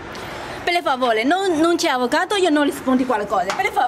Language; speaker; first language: Italian; non-native, learner; Chinese